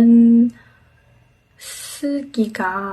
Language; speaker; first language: Korean; non-native, learner; Chinese